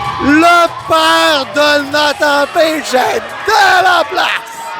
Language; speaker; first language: French; native; French